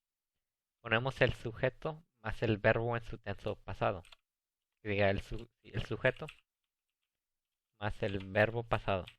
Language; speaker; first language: Spanish; early bilingual, heritage; Spanish